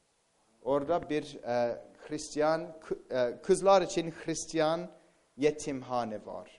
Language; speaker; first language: Turkish; non-native, fluent; English